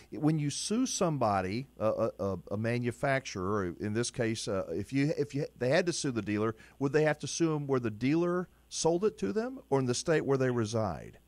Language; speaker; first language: English; native; English